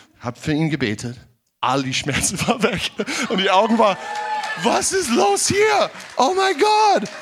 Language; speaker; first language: German; non-native, fluent; English